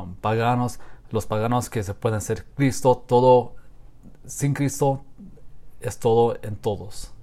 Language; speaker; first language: Spanish; non-native, learner; English